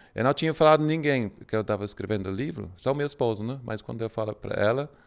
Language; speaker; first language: Portuguese; non-native, fluent; English